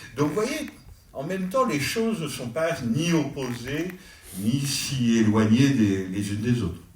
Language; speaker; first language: French; native; French